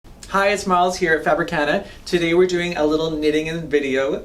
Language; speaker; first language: English; native; English